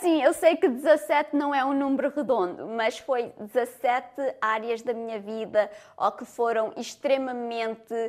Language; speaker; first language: Portuguese; early bilingual, other home language; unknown